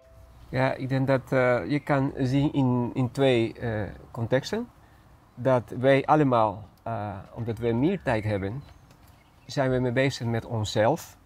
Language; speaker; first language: Dutch; non-native, fluent; Spanish